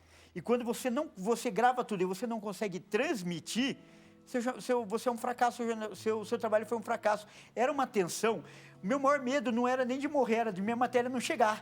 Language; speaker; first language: Portuguese; native; Portuguese